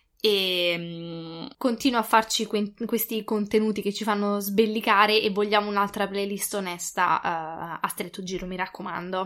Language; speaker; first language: Italian; native; Italian